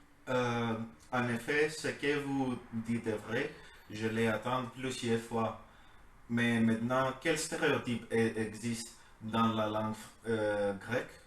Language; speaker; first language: French; non-native, learner; Greek